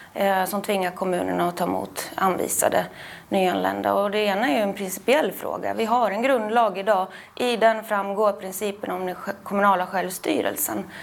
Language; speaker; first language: Swedish; native; Swedish